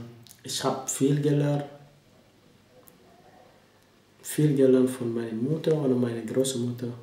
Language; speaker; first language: German; non-native, learner; French